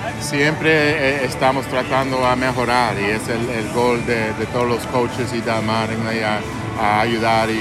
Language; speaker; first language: Spanish; non-native, fluent; English